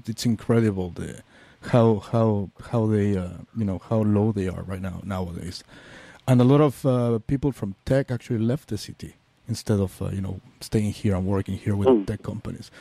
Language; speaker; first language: English; non-native, fluent; Spanish